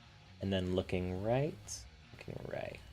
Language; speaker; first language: English; native; English